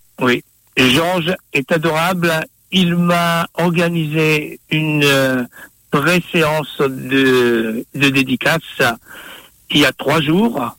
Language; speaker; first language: French; non-native, local second language; Morisyen